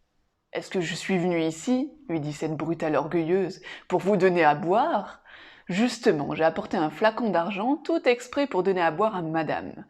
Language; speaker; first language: French; native; French